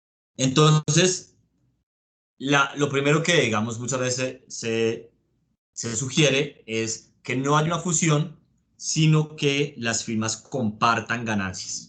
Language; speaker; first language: Spanish; native; Spanish